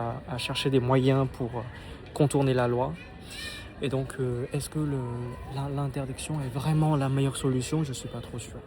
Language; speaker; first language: French; non-native, fluent; Vietnamese